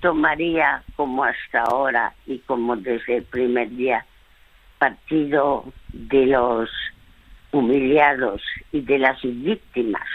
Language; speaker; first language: Spanish; early bilingual, other home language; French